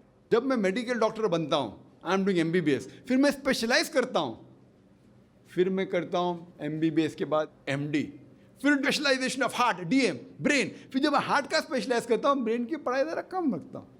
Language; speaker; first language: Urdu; non-native, local second language; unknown